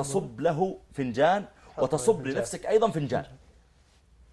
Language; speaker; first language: Arabic; native; Arabic